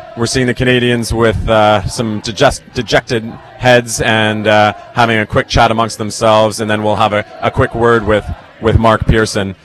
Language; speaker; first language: English; native; English